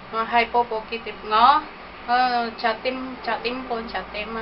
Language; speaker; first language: Cantonese; non-native, learner; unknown